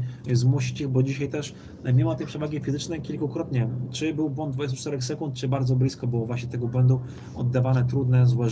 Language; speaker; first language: Polish; native; Polish